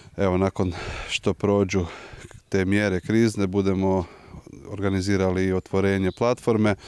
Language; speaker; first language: Croatian; native; Croatian